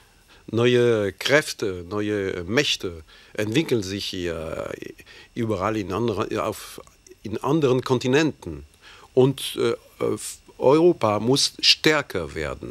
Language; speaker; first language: German; non-native, fluent; French